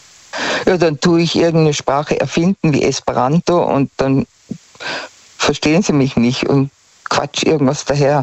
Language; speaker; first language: German; native; German